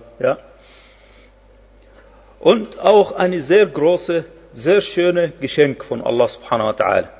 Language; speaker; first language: German; non-native, fluent; Arabic